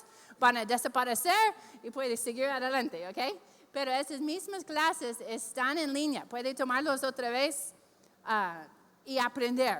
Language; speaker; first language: Spanish; non-native, fluent; English